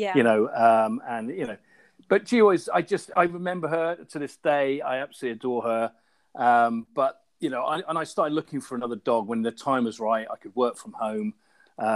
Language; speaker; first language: English; native; English